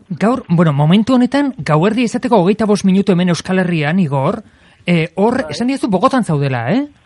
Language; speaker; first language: Basque; native; Basque